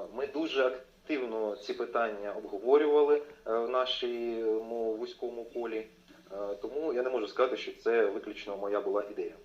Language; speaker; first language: Ukrainian; non-native, local second language; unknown